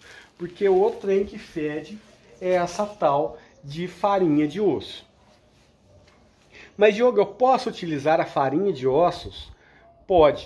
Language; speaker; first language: Portuguese; native; Portuguese